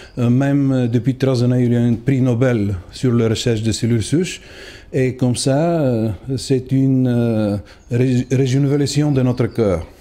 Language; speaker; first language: French; non-native, learner; Bulgarian